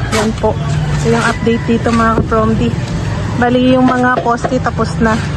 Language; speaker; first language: Filipino; native; Filipino